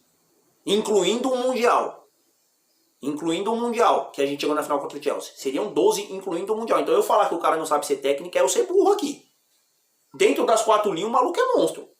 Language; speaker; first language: Portuguese; native; Portuguese